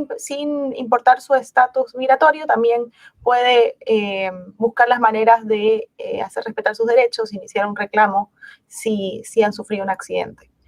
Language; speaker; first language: Spanish; native; Spanish